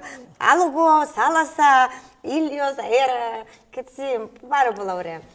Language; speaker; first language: Greek; non-native, learner; Russian